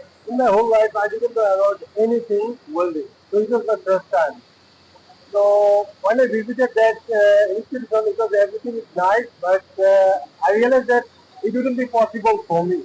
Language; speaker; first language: English; non-native, local second language; Bangla